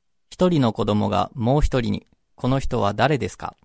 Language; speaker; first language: Japanese; native; Japanese